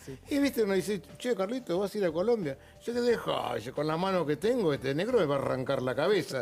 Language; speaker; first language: Spanish; native; Spanish